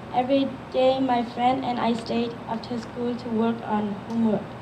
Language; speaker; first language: English; early bilingual, other home language; Burmese